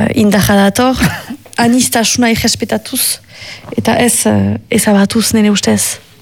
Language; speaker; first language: Basque; native; Basque